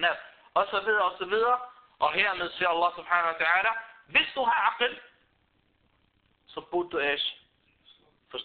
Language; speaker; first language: Danish; non-native, fluent; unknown